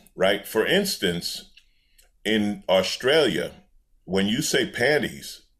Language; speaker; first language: English; native; English